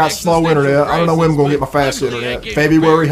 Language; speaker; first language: English; native; English